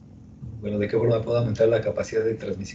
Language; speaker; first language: Spanish; native; Spanish